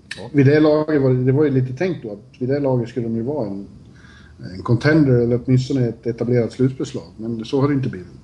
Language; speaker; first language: Swedish; native; Swedish